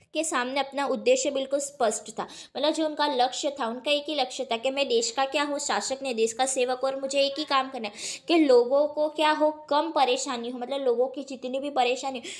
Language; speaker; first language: Hindi; non-native, local second language; Gujarati